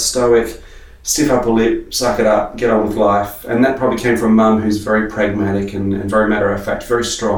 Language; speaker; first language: English; native; English